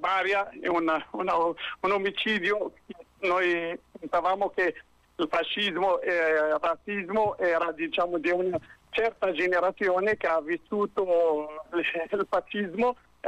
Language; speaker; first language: Italian; non-native, fluent; Arabic